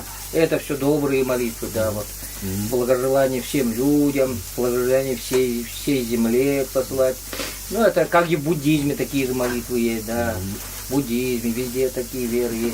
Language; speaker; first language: Russian; native; Russian